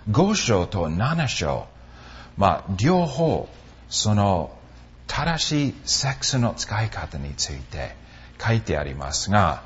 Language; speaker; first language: Japanese; non-native, fluent; English